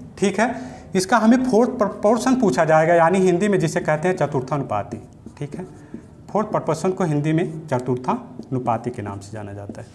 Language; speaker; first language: Hindi; native; Hindi